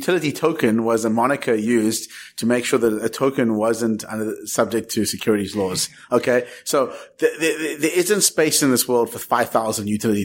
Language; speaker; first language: English; native; English